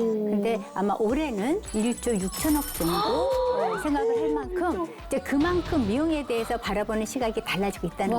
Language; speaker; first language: Korean; native; Korean